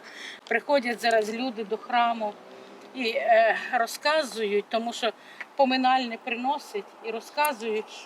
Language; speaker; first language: Ukrainian; native; Ukrainian